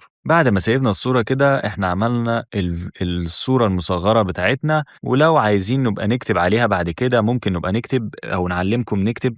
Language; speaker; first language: Arabic; native; Arabic